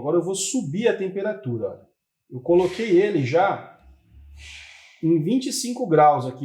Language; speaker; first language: Portuguese; native; Portuguese